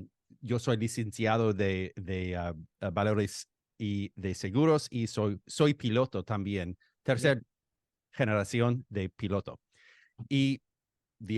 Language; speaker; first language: Spanish; non-native, fluent; English